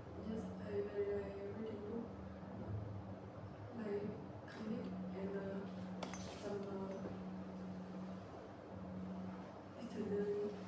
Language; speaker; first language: English; non-native, learner; Vietnamese